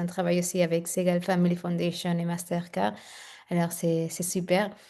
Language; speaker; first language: French; non-native, fluent; Spanish